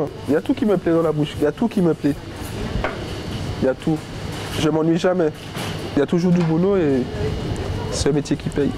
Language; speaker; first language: French; native; French